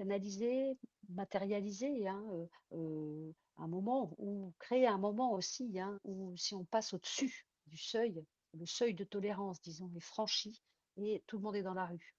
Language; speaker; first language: French; native; French